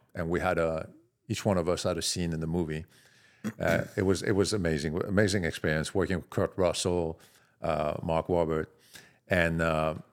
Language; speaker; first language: English; non-native, fluent; French